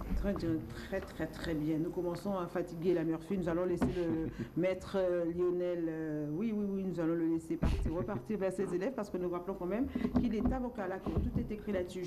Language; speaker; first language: French; native; French